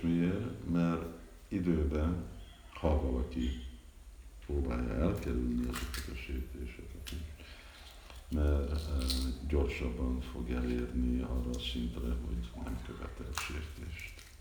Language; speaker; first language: Hungarian; early bilingual, heritage; Hungarian